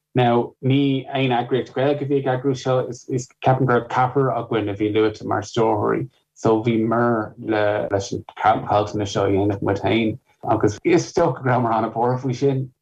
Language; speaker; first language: Irish; non-native, local second language; English